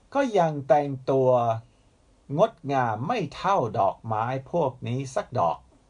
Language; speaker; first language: Thai; non-native, fluent; English